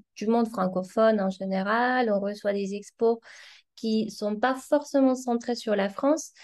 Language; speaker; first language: French; non-native, fluent; Spanish